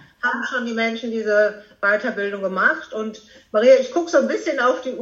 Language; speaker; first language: German; native; German